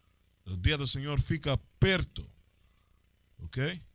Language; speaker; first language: Portuguese; non-native, learner; Spanish